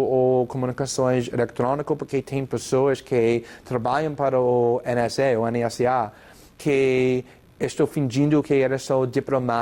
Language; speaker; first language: Portuguese; non-native, fluent; English